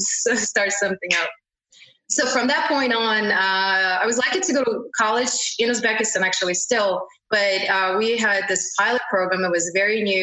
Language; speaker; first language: English; non-native, fluent; Uzbek